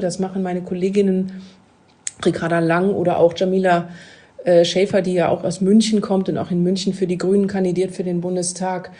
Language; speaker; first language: German; native; German